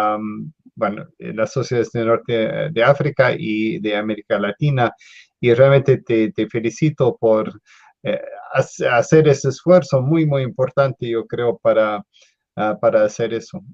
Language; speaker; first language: Spanish; non-native, fluent; English